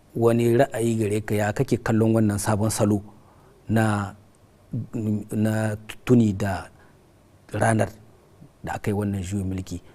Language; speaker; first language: Hausa; native; Hausa